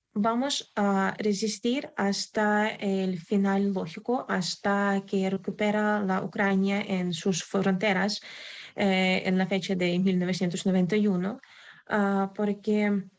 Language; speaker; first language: Spanish; non-native, learner; Ukrainian